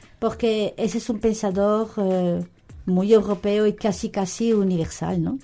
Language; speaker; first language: Spanish; non-native, fluent; French